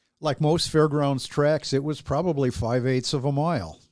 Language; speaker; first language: English; native; English